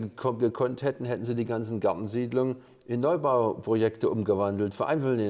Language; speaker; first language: German; native; German